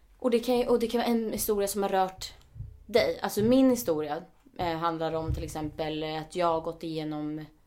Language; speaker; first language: Swedish; early bilingual, other home language; Spanish